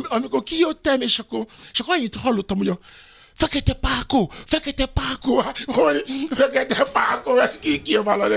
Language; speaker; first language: Hungarian; non-native, fluent; Yoruba